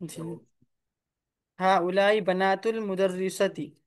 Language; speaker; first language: Arabic; non-native, learner; Urdu